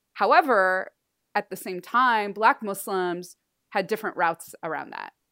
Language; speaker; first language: English; native; English